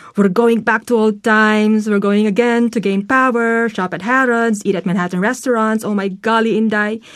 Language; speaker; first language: English; non-native, local second language; Filipino